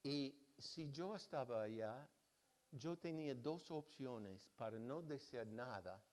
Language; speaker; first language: Spanish; non-native, fluent; English